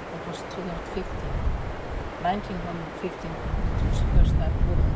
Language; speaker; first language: English; non-native, fluent; Icelandic